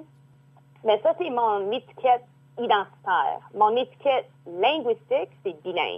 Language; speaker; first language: French; native; French